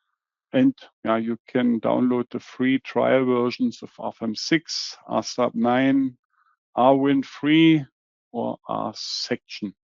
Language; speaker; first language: English; non-native, fluent; German